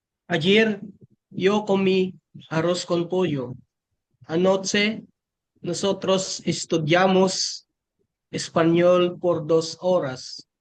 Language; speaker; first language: Spanish; non-native, learner; Filipino